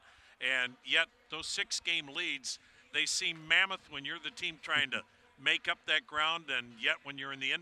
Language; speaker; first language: English; native; English